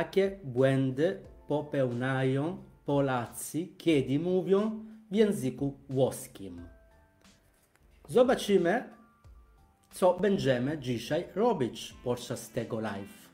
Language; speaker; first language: Polish; non-native, fluent; Italian